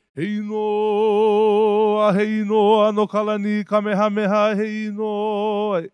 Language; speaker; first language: English; native; English